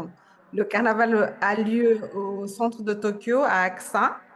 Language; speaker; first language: French; non-native, fluent; Portuguese